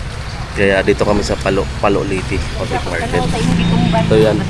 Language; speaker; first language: Filipino; non-native, local second language; Waray